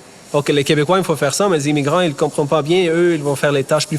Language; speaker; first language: French; non-native, fluent; German